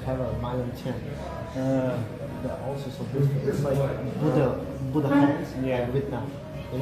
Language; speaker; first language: English; non-native, learner; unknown